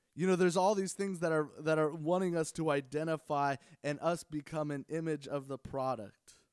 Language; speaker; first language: English; native; English